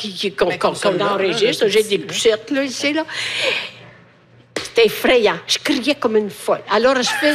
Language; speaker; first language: French; non-native, fluent; Italian